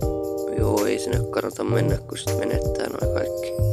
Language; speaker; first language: Finnish; native; Finnish